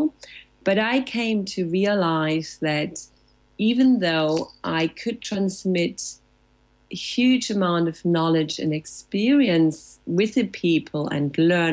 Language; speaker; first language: English; non-native, fluent; German